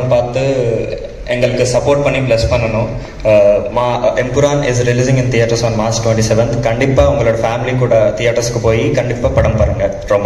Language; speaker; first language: Tamil; non-native, learner; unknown